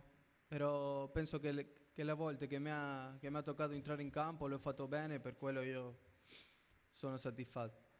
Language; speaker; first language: Italian; non-native, fluent; Spanish